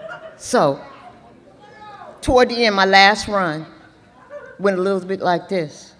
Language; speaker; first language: English; native; English